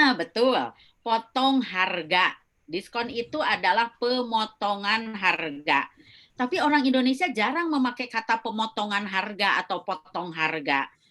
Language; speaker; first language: Indonesian; native; Indonesian